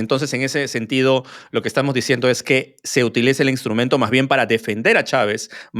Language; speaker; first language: Spanish; native; Spanish